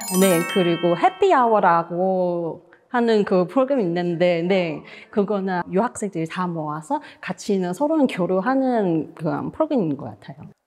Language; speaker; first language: Korean; non-native, fluent; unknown